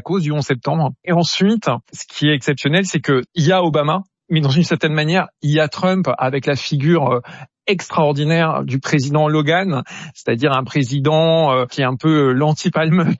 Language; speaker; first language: French; native; French